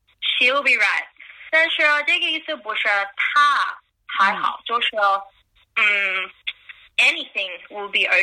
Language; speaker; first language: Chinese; non-native, fluent; English